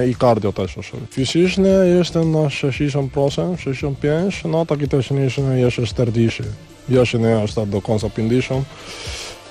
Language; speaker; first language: Polish; non-native, learner; Spanish